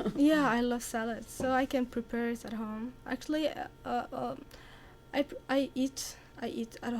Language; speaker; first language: English; non-native, learner; Arabic